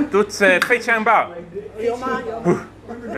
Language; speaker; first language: Chinese; non-native, learner; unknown